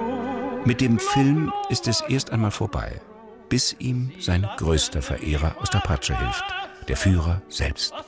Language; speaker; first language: German; native; German